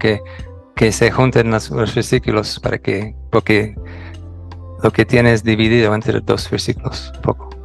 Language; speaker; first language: Spanish; non-native, fluent; English